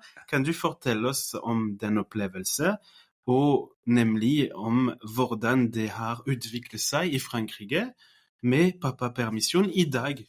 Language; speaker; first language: Norwegian; non-native, fluent; French